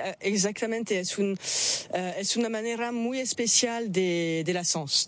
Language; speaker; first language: Spanish; non-native, fluent; French